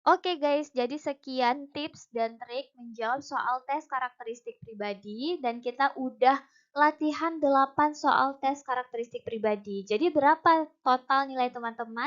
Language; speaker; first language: Indonesian; native; Indonesian